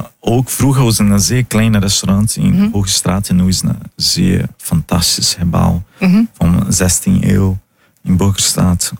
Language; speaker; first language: Dutch; non-native, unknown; Portuguese